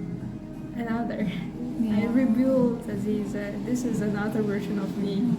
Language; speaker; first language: English; non-native, learner; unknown